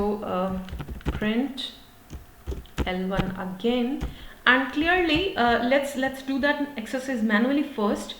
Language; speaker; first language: English; non-native, local second language; Hindi